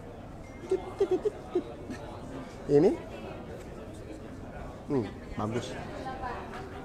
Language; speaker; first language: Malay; non-native, local second language; Chinese